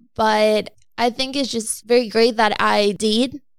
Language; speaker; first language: English; non-native, fluent; Spanish